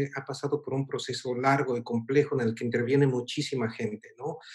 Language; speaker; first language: Spanish; native; Spanish